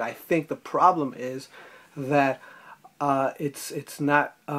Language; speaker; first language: English; native; English